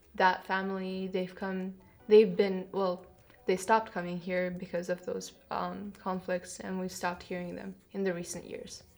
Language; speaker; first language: English; non-native, fluent; Kyrgyz